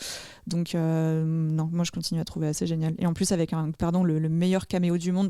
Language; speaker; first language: French; native; French